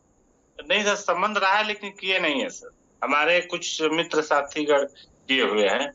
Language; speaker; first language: Hindi; native; Hindi